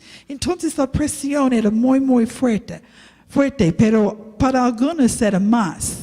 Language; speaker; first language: Spanish; non-native, learner; English